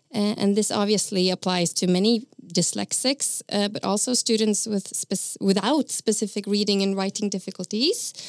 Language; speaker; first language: English; non-native, fluent; Norwegian